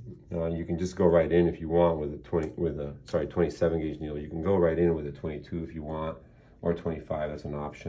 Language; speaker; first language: English; early bilingual, other home language; Spanish